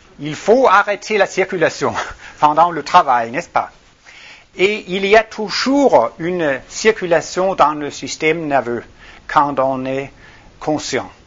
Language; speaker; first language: French; non-native, fluent; Danish